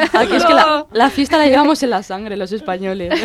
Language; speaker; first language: Spanish; native; Spanish